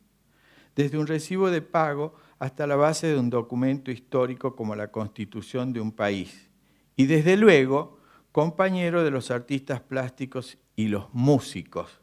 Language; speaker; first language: Spanish; native; Spanish